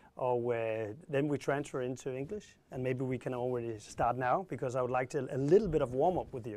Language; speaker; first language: English; non-native, fluent; Danish